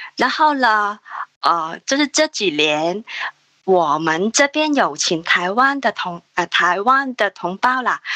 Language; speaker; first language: Chinese; non-native, local second language; Cantonese